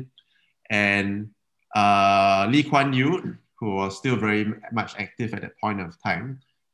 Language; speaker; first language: English; native; English